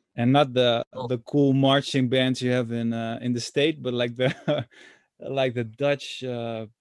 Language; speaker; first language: English; non-native, fluent; Dutch